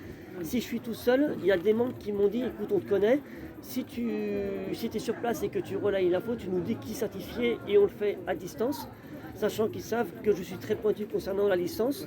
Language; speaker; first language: French; native; French